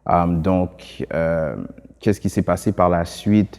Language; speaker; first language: French; early bilingual, other home language; Haitian Creole